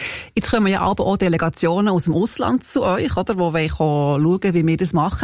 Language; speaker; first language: German; native; German